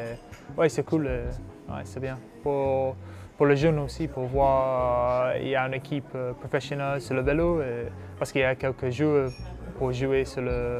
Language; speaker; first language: French; non-native, learner; English